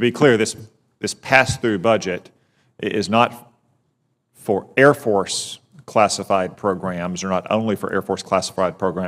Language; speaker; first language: English; native; English